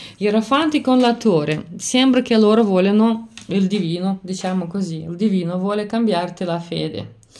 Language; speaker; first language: Italian; non-native, fluent; Lithuanian